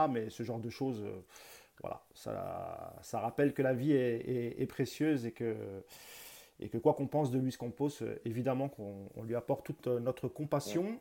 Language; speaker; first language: French; native; French